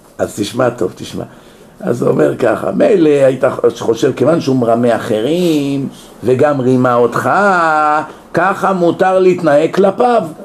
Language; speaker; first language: Hebrew; native; Hebrew